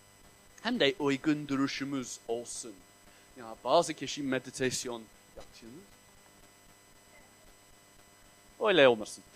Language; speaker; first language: Turkish; non-native, fluent; English